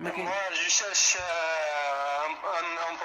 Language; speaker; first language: French; non-native, local second language; Arabic